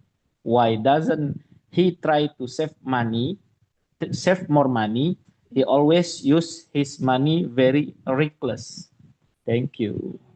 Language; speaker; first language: English; non-native, learner; Indonesian